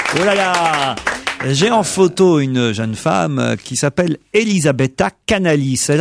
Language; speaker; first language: French; native; French